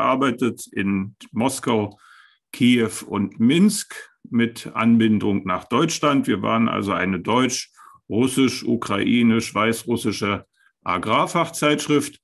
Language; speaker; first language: German; native; German